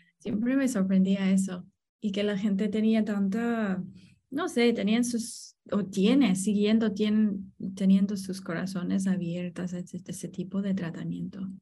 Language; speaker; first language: Spanish; non-native, fluent; English